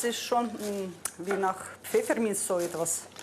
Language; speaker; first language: German; non-native, learner; Russian